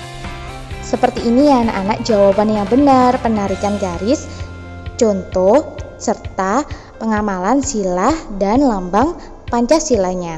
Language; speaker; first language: Indonesian; native; Indonesian